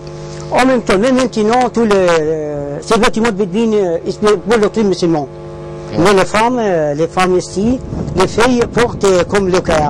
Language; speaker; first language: French; non-native, learner; Arabic